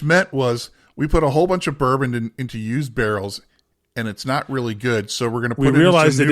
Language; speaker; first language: English; native; English